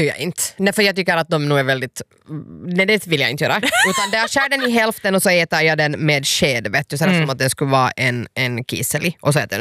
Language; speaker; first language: Swedish; native; Swedish